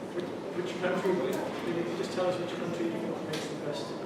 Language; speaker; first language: English; native; English